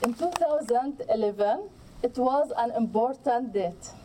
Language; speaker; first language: English; non-native, learner; Arabic